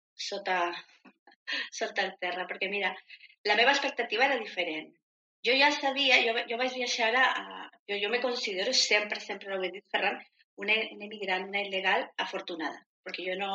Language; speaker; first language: Catalan; non-native, fluent; Spanish